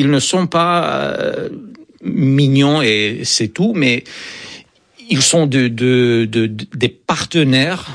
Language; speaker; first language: French; non-native, fluent; Romanian